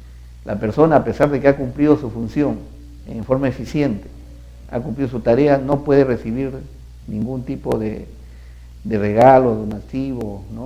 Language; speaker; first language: Spanish; native; Spanish